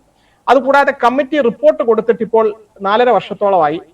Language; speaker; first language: Malayalam; native; Malayalam